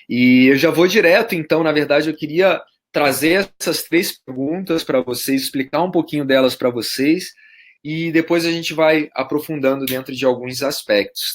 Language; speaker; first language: Portuguese; native; Portuguese